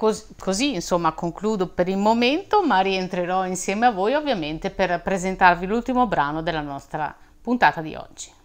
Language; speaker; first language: Italian; native; Italian